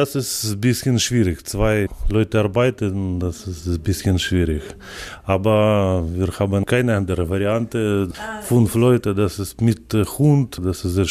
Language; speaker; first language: German; non-native, learner; Ukrainian